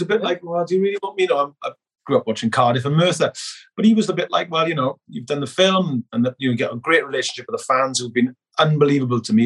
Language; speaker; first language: English; native; English